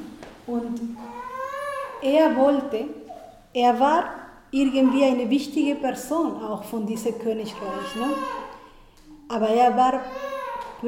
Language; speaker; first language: German; non-native, fluent; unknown